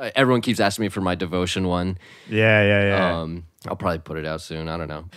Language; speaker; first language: English; native; English